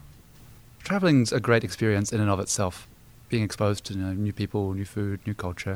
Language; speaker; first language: English; native; English